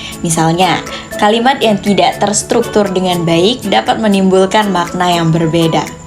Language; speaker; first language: Indonesian; native; Indonesian